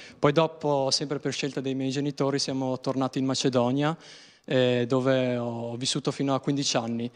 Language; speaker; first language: Italian; non-native, fluent; Albanian